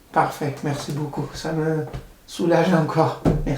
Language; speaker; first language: French; non-native, fluent; Spanish